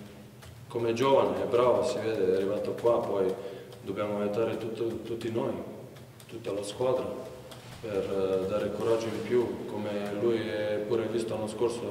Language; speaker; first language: Italian; non-native, learner; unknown